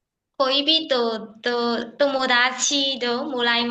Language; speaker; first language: Japanese; non-native, learner; Burmese